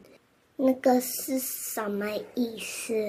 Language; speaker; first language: Chinese; early bilingual, heritage; English